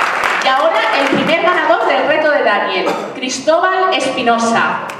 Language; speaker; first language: Spanish; native; Spanish